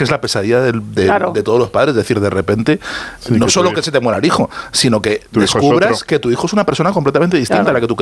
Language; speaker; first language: Spanish; native; Spanish